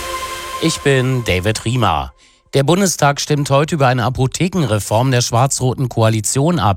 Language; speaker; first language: German; native; German